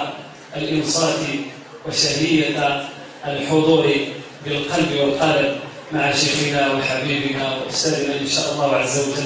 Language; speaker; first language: Arabic; native; Arabic